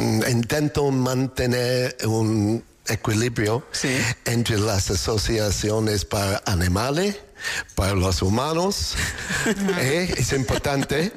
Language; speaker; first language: Spanish; non-native, learner; English